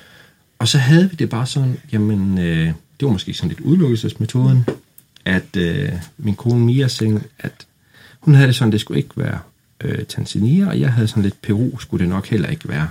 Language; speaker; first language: Danish; native; Danish